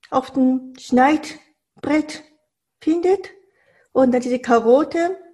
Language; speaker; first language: German; non-native, fluent; Japanese